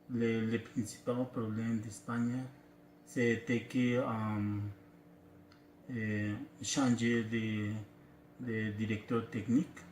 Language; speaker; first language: French; non-native, learner; Spanish